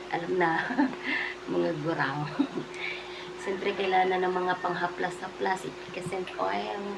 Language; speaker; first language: Filipino; non-native, local second language; Cebuano